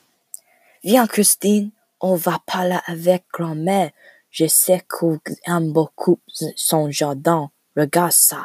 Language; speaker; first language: French; non-native, learner; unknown